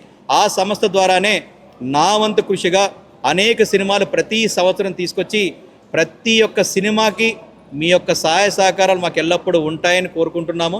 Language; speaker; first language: Telugu; native; Telugu